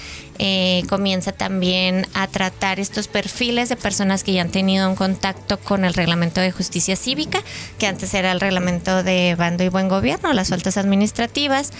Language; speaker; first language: Spanish; native; Spanish